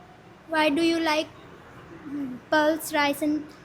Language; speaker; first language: English; non-native, learner; Hindi